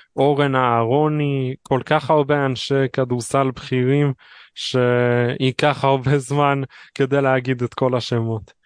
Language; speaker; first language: Hebrew; native; Hebrew